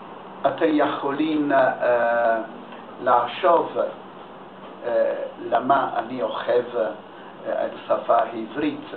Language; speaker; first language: Hebrew; non-native, learner; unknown